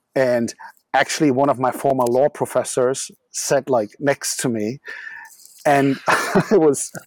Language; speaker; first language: English; non-native, fluent; German